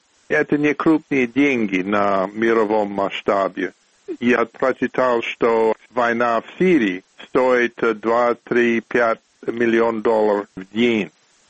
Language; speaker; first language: Russian; non-native, fluent; English